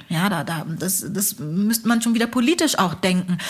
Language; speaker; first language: German; early bilingual, other home language; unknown